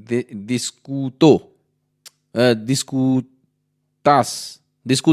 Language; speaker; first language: Spanish; non-native, learner; Hindi